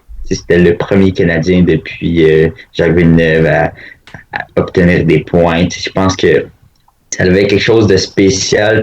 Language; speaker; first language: French; native; French